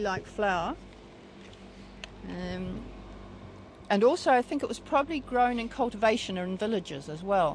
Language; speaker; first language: English; native; English